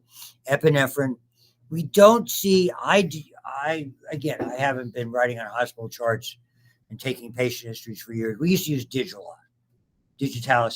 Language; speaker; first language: English; native; English